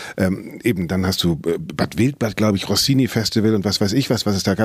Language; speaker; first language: German; native; German